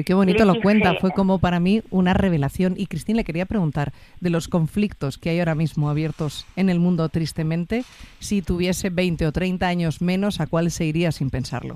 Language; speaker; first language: Spanish; native; Spanish